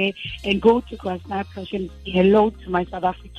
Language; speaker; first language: English; non-native, local second language; Zulu